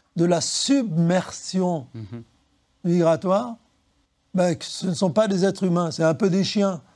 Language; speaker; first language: French; native; French